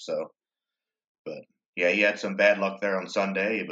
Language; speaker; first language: English; native; English